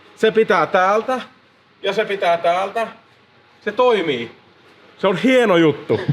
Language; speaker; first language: Finnish; native; Finnish